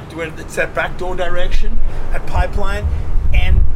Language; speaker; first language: English; native; English